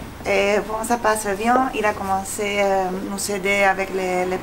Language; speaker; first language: French; non-native, fluent; Spanish